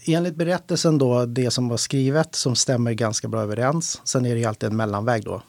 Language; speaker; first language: Swedish; native; Swedish